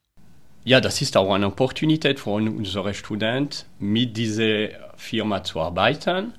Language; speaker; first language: German; non-native, local second language; French